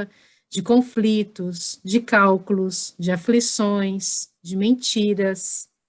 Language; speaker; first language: Portuguese; native; Portuguese